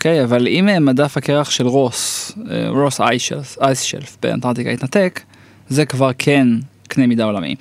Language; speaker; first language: Hebrew; native; Hebrew